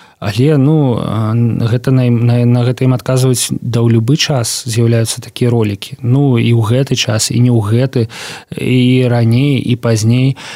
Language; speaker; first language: Belarusian; native; Belarusian